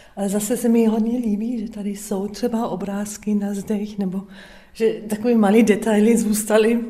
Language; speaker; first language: Czech; non-native, fluent; German